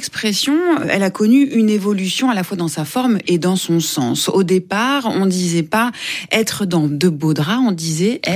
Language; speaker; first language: French; native; French